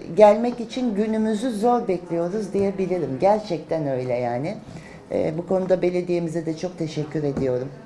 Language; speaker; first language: Turkish; native; Turkish